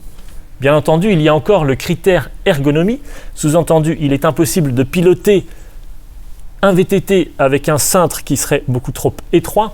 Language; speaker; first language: French; native; French